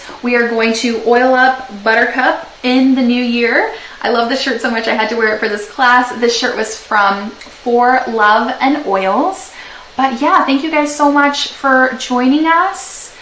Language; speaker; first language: English; native; English